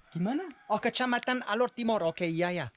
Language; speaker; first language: Indonesian; non-native, learner; English